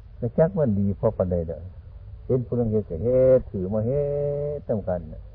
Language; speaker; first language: Thai; non-native, local second language; Northeastern Thai